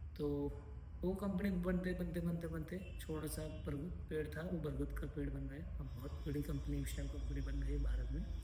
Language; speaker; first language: Hindi; non-native, local second language; Marathi